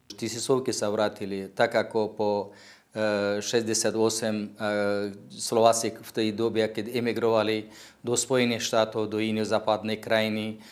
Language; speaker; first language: Slovak; non-native, fluent; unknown